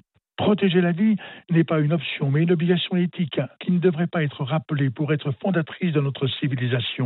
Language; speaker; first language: French; native; French